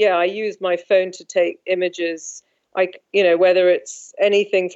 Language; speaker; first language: English; native; English